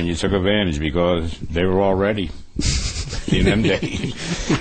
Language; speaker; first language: English; native; English